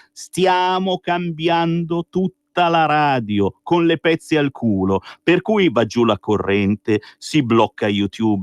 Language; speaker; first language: Italian; native; Italian